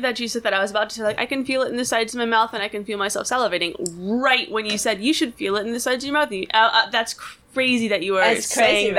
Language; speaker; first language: English; native; English